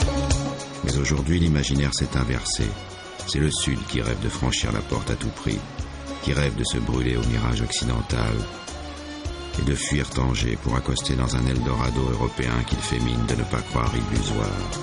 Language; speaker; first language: French; native; French